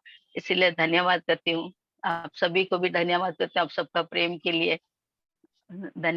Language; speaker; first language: Hindi; non-native, local second language; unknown